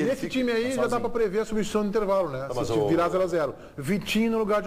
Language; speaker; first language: Portuguese; native; Portuguese